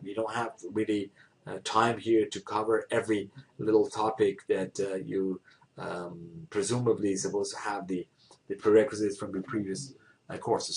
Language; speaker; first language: English; non-native, fluent; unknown